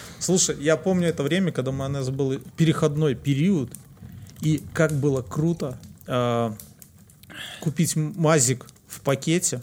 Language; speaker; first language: Russian; native; Russian